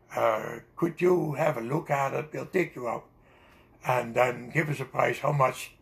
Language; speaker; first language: English; non-native, fluent; Dutch